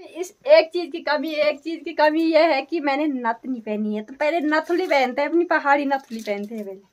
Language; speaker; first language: Hindi; non-native, local second language; Garhwali